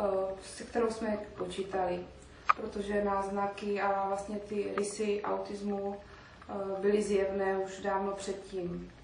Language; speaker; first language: Czech; native; Czech